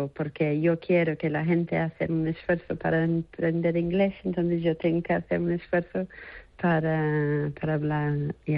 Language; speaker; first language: Spanish; non-native, fluent; English